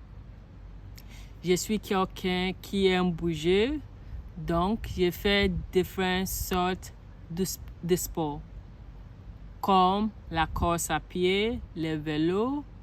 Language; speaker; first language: French; non-native, learner; Akan